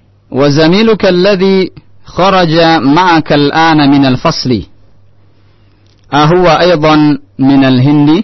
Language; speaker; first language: Arabic; non-native, fluent; Indonesian